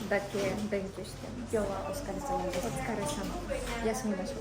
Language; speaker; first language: Japanese; non-native, learner; Sinhala